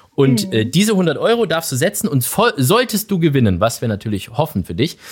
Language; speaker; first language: German; native; German